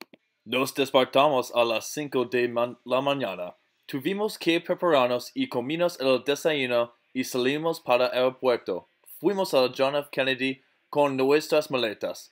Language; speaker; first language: Spanish; non-native, learner; English